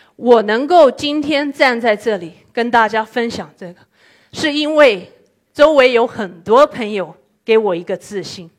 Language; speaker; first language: Chinese; non-native, fluent; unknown